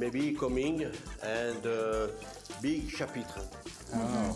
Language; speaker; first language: English; non-native, learner; French